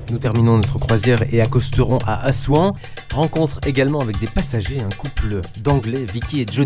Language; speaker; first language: French; native; French